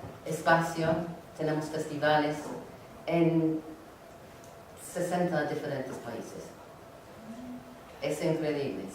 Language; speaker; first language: Spanish; non-native, learner; English